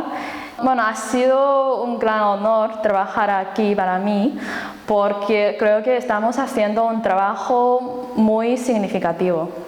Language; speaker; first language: Spanish; non-native, fluent; Chinese